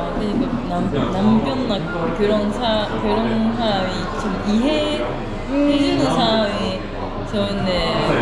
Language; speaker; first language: Korean; non-native, learner; Japanese